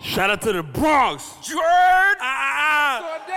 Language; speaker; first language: English; native; English